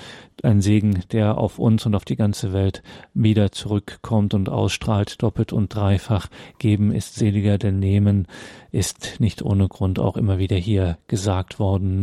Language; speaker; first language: German; native; German